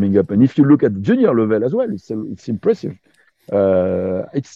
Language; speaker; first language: English; non-native, fluent; French